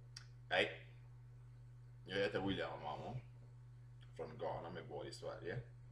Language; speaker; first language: Swedish; non-native, fluent; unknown